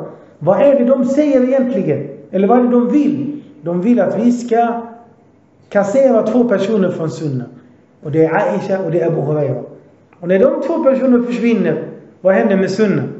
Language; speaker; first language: Swedish; early bilingual, other home language; Arabic